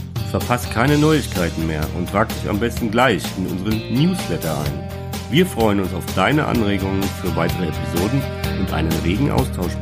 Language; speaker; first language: German; native; German